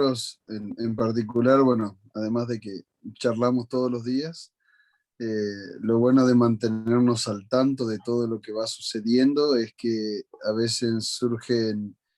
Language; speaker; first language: Spanish; native; Spanish